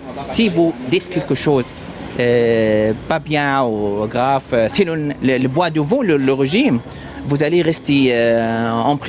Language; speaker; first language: French; non-native, learner; Arabic